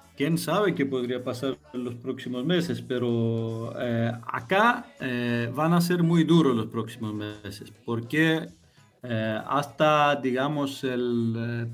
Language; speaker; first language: Spanish; non-native, fluent; Greek